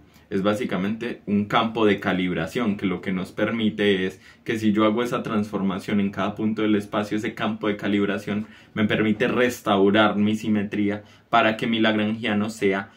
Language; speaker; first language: Spanish; native; Spanish